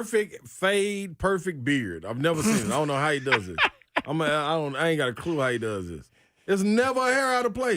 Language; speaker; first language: English; native; English